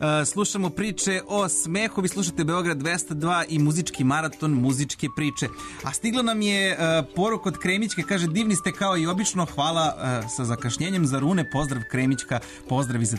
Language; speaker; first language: Serbian; native; Serbian